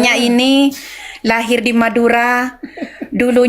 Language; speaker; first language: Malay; non-native, local second language; Madurese